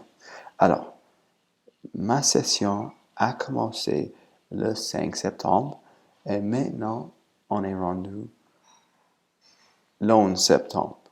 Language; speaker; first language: French; non-native, learner; English